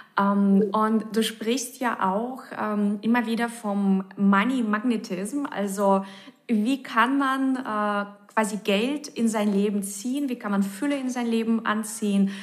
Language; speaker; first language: German; native; German